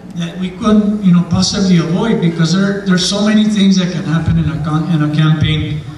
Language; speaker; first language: English; native; English